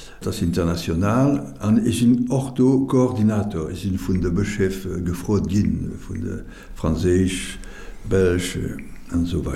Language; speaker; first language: Luxembourgish; non-native, fluent; French